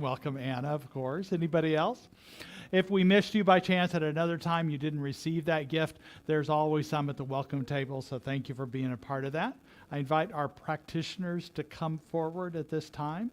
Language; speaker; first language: English; native; English